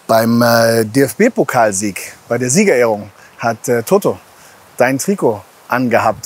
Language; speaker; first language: German; native; German